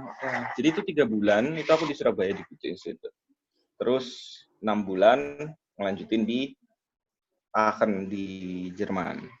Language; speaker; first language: Indonesian; native; Indonesian